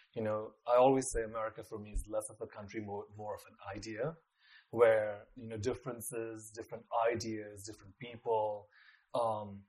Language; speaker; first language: English; non-native, local second language; Nepali